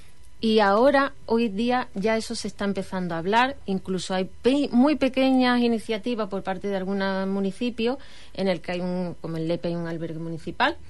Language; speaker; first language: Spanish; native; Spanish